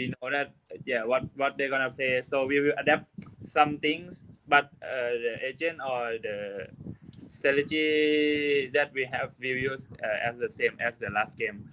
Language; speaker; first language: English; non-native, learner; Thai